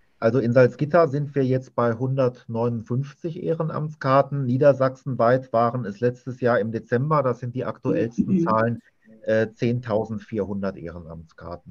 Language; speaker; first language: German; native; German